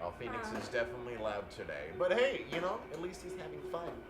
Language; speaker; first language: English; native; English